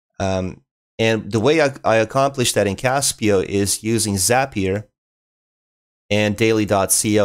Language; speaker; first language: English; native; English